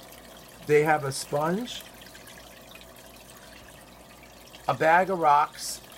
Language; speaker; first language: English; native; English